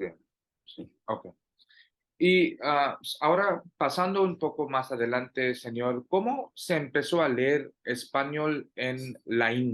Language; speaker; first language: Spanish; non-native, fluent; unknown